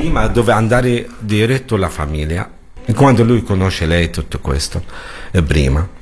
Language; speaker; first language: Italian; non-native, learner; Arabic